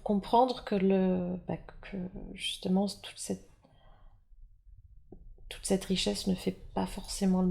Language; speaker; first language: French; native; French